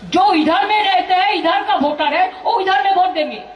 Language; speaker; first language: Hindi; non-native, local second language; Bangla